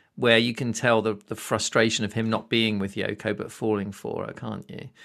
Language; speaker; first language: English; native; English